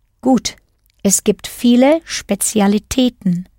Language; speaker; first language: German; non-native, fluent; English